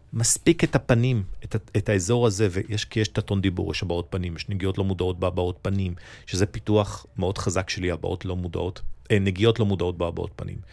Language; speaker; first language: Hebrew; early bilingual, other home language; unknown